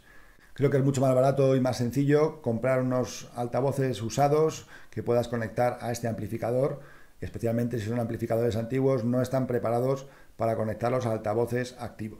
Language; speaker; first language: Spanish; native; Spanish